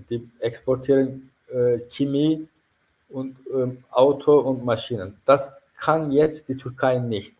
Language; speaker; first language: German; non-native, fluent; Turkish